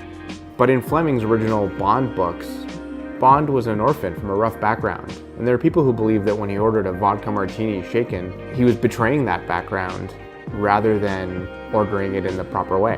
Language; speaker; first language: English; native; English